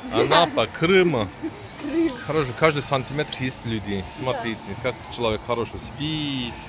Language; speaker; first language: Russian; non-native, learner; Turkish